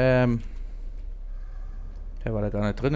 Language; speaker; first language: German; native; German